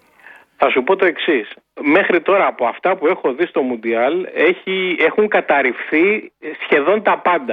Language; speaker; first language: Greek; native; Greek